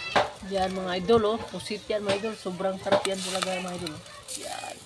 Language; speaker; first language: Filipino; non-native, local second language; Cebuano